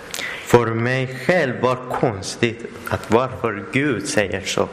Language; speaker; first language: Swedish; non-native, learner; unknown